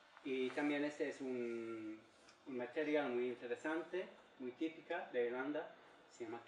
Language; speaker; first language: Spanish; non-native, learner; English